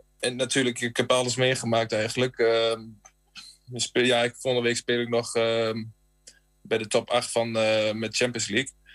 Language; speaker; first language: Dutch; native; Dutch